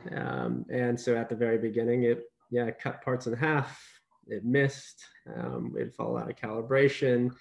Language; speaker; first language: English; native; English